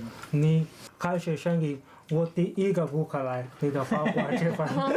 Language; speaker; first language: Chinese; non-native, learner; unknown